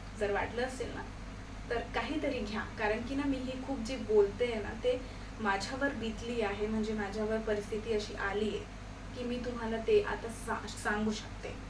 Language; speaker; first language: Marathi; non-native, local second language; Hindi